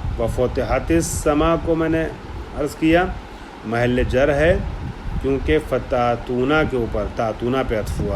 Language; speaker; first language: Urdu; native; Urdu